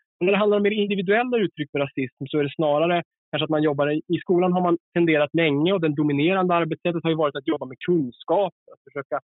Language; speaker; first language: Swedish; native; Swedish